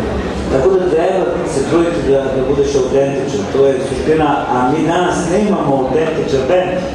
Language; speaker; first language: Serbian; native; Serbian